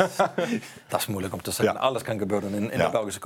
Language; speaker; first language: Dutch; non-native, fluent; Danish